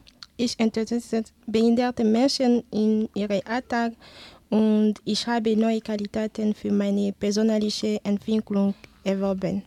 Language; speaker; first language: German; non-native, learner; Ewe